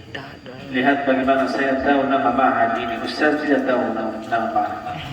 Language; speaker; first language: Indonesian; non-native, learner; Arabic